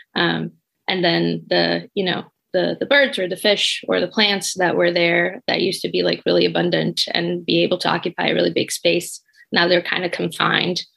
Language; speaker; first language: English; non-native, fluent; Portuguese